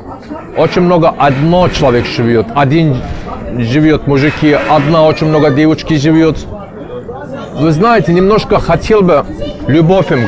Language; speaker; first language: Russian; non-native, learner; Turkish